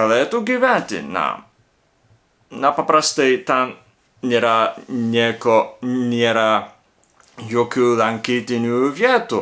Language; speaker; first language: Lithuanian; non-native, learner; Japanese